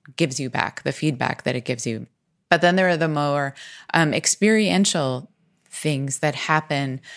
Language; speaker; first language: English; native; English